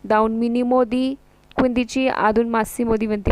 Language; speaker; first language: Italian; non-native, fluent; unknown